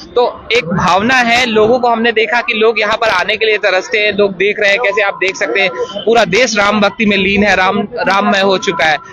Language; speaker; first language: Hindi; native; Hindi